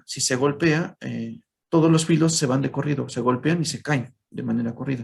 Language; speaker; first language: Spanish; native; Spanish